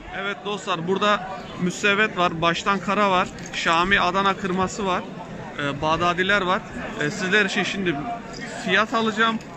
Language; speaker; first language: Turkish; native; Turkish